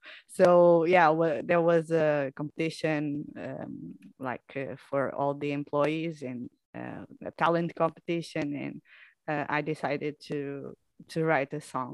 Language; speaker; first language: English; non-native, fluent; Portuguese